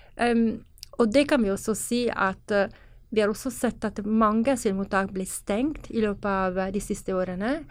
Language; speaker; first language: Norwegian; non-native, fluent; Italian